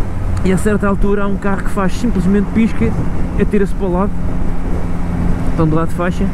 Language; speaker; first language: Portuguese; native; Portuguese